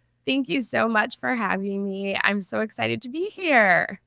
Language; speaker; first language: English; native; English